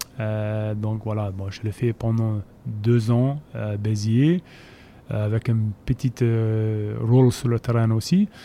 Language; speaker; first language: French; non-native, fluent; English